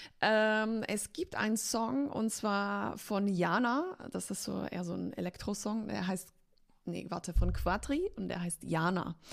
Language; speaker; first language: German; early bilingual, heritage; Polish